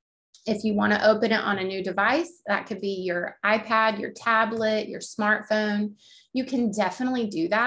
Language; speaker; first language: English; native; English